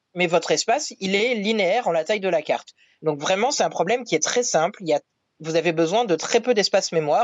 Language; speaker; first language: French; native; French